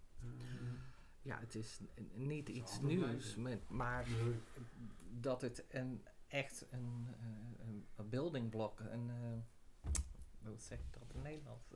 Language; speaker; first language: Dutch; non-native, fluent; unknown